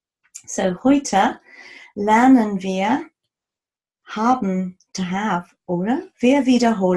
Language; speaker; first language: German; non-native, fluent; English